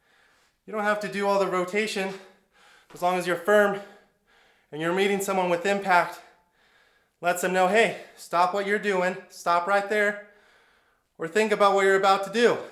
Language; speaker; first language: English; native; English